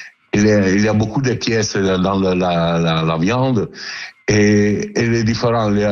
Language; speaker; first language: French; non-native, learner; Italian